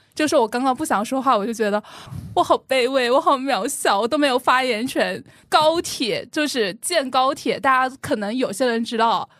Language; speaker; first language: Chinese; native; Chinese